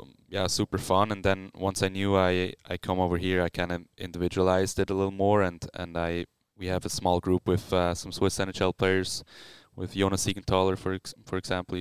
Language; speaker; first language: English; non-native, fluent; Swiss German